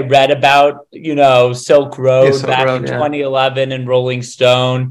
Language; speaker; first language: English; native; English